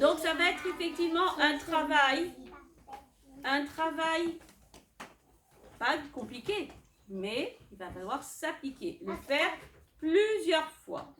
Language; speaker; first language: French; native; French